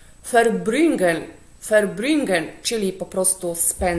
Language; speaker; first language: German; non-native, fluent; Polish